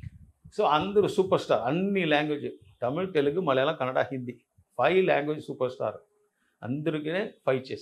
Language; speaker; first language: Telugu; non-native, learner; Tamil